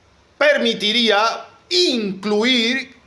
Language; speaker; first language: Spanish; native; Spanish